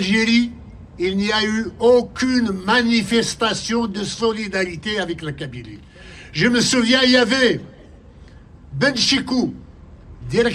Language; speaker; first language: French; non-native, local second language; Kabyle